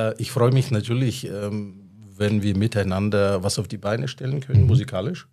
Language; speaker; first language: German; non-native, fluent; Russian